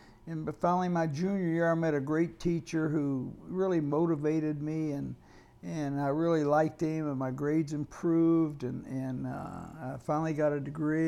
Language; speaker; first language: English; native; English